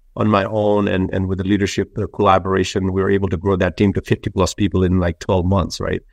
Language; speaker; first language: English; non-native, local second language; Nepali